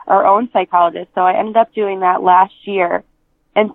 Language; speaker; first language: English; native; English